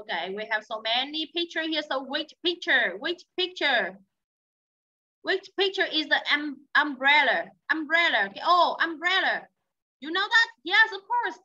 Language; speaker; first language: English; non-native, learner; Vietnamese